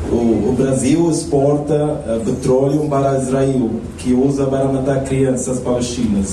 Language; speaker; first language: Portuguese; non-native, learner; Turkish